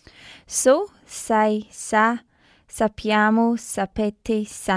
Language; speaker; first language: Italian; non-native, learner; English